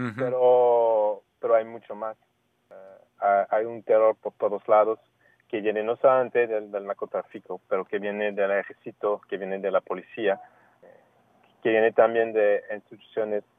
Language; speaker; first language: Spanish; non-native, fluent; English